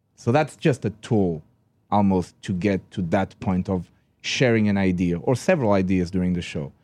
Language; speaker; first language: English; non-native, fluent; Portuguese